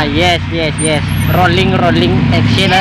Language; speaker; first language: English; non-native, learner; Minangkabau